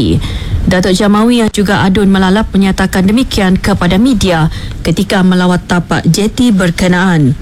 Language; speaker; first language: Malay; native; Malay